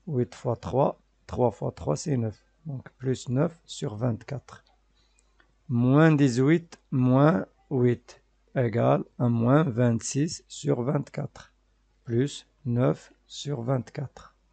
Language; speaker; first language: French; non-native, local second language; Arabic